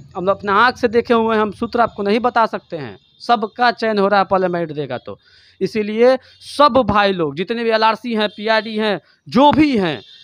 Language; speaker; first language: Hindi; native; Hindi